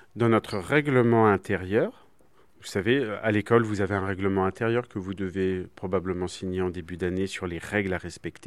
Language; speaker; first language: French; native; French